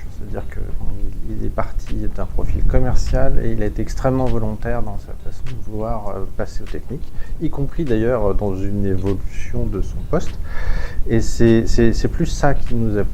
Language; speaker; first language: French; native; French